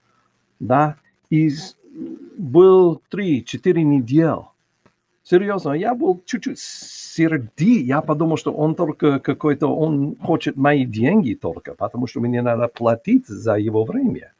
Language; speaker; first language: Russian; non-native, learner; English